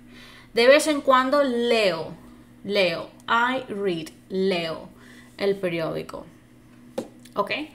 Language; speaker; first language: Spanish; non-native, fluent; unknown